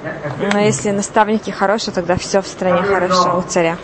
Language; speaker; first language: Russian; non-native, learner; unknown